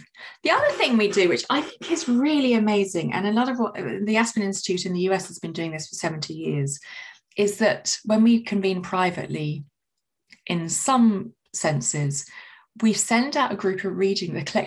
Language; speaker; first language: English; native; English